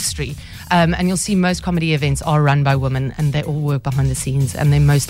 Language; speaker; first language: English; native; English